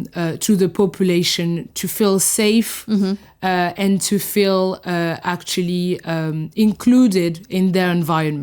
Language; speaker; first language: English; non-native, fluent; French